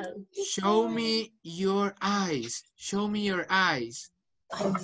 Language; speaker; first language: English; non-native, fluent; Spanish